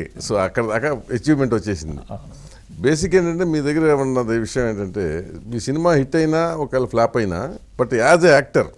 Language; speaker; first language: Telugu; native; Telugu